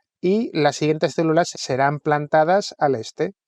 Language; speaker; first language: Spanish; native; Spanish